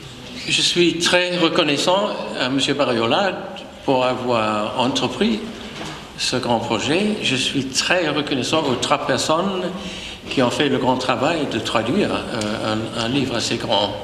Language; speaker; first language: French; non-native, fluent; English